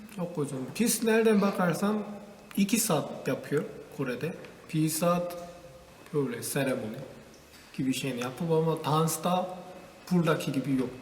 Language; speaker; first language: Turkish; non-native, learner; Korean